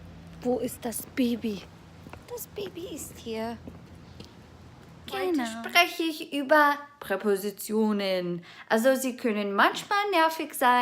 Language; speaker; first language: German; non-native, fluent; English